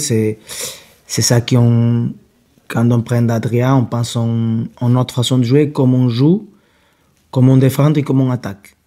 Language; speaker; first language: French; non-native, fluent; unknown